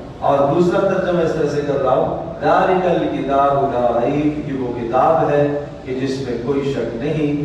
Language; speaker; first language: Urdu; native; Urdu